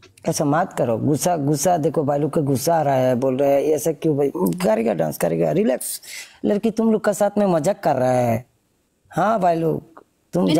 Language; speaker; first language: Hindi; non-native, fluent; Bangla